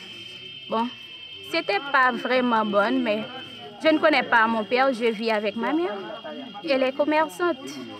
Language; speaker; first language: French; non-native, local second language; Haitian Creole